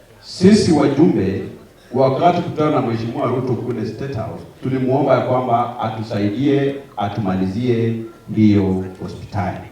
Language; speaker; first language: Swahili; non-native, local second language; Luyia